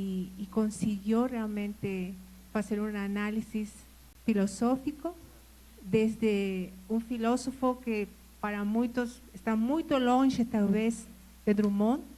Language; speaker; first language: Portuguese; non-native, fluent; Spanish